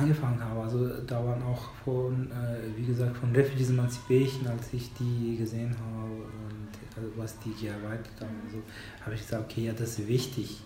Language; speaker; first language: German; non-native, fluent; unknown